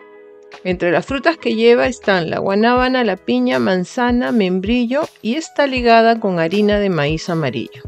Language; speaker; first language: Spanish; native; Spanish